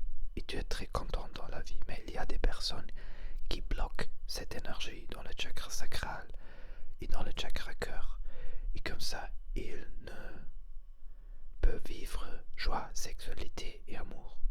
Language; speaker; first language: French; non-native, learner; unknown